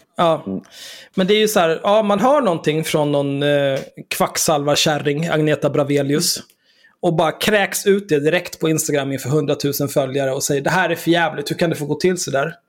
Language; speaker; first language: Swedish; native; Swedish